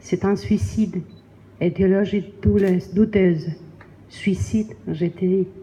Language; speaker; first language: French; non-native, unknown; Spanish